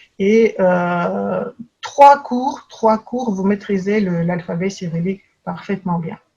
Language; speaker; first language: French; non-native, fluent; Russian